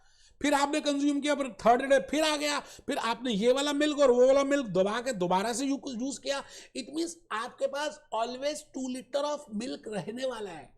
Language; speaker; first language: Hindi; native; Hindi